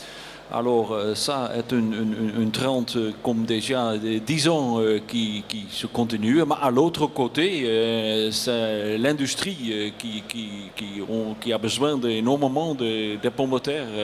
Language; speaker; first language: French; non-native, learner; Dutch